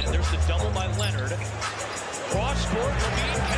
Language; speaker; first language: English; native; English